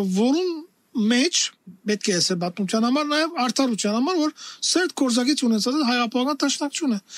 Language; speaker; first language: Armenian; native; Armenian